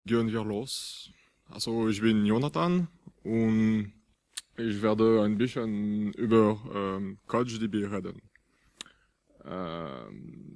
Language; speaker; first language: German; non-native, fluent; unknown